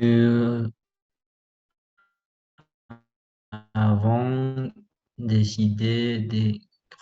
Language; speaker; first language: French; non-native, learner; Spanish